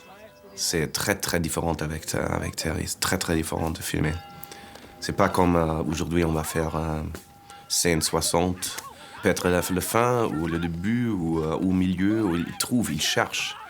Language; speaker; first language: French; non-native, fluent; German